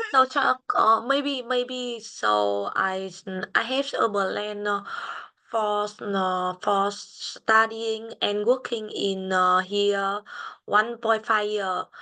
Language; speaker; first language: English; non-native, learner; Vietnamese